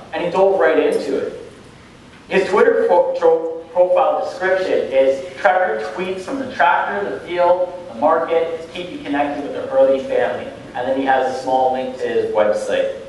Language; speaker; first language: English; native; English